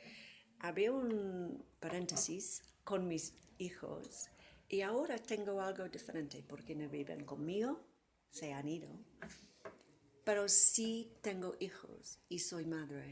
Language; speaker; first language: Spanish; non-native, fluent; English